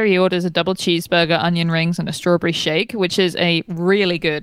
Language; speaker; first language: English; native; English